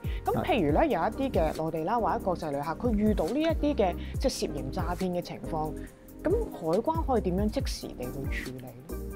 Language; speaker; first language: Cantonese; native; Cantonese